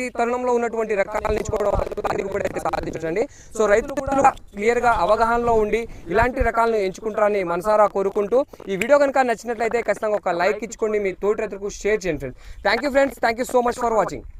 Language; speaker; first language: Telugu; native; Telugu